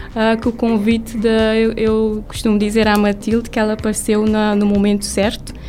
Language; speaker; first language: Portuguese; non-native, local second language; Kabuverdianu